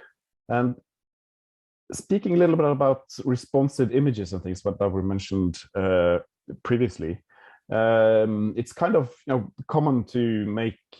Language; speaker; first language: English; non-native, fluent; Norwegian